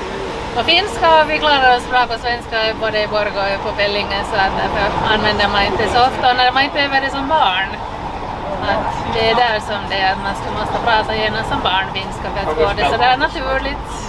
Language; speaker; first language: Swedish; native; Swedish